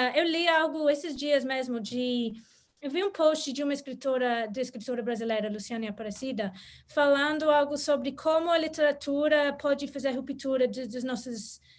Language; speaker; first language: Portuguese; non-native, fluent; English